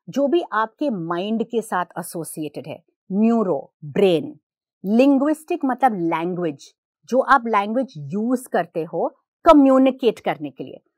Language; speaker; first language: Hindi; non-native, local second language; Gujarati